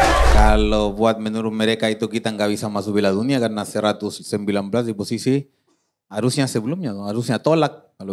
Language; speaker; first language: Indonesian; non-native, fluent; Spanish